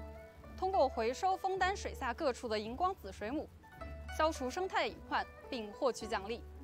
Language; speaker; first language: Chinese; native; Chinese